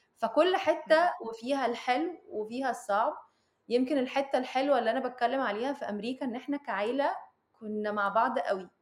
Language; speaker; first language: Arabic; early bilingual, heritage; Arabic